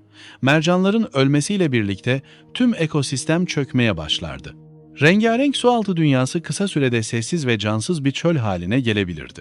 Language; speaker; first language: Turkish; native; Turkish